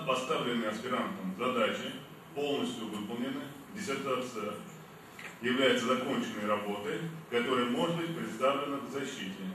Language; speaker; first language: Russian; native; Russian